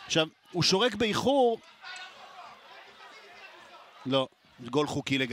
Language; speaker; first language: Hebrew; native; Hebrew